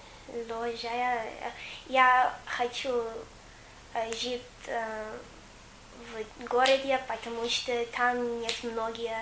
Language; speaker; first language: Russian; non-native, learner; English